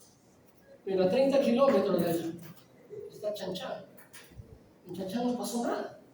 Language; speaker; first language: Spanish; native; Spanish